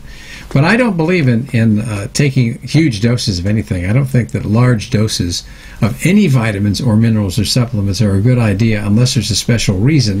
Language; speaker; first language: English; native; English